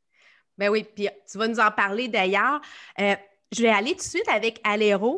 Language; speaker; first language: French; native; French